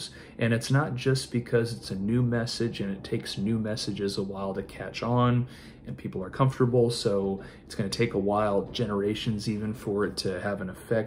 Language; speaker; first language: English; native; English